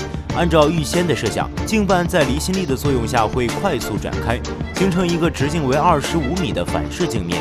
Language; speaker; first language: Chinese; native; Chinese